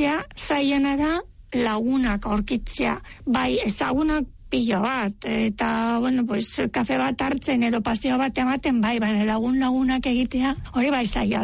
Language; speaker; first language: Basque; non-native, fluent; Bulgarian